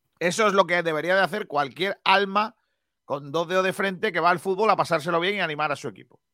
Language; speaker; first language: Spanish; native; Spanish